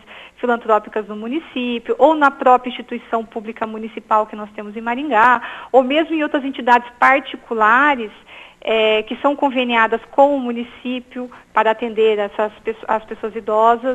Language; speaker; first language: Portuguese; native; Portuguese